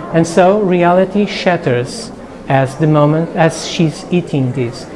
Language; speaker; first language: English; non-native, fluent; Portuguese